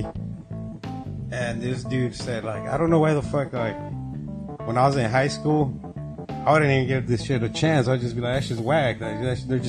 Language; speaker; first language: English; native; English